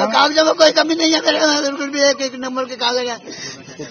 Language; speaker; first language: Hindi; native; Hindi